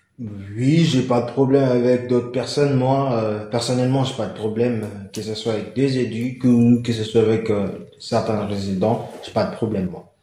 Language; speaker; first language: French; non-native, local second language; Lingala